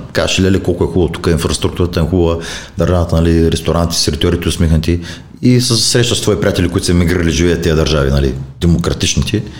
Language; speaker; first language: Bulgarian; native; Bulgarian